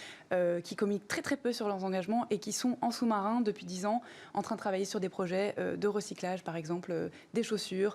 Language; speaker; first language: French; native; French